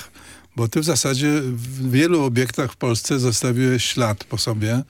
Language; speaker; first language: Polish; native; Polish